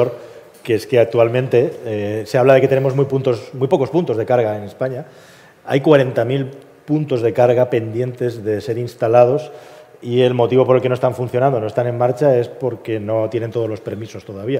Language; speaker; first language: Spanish; native; Spanish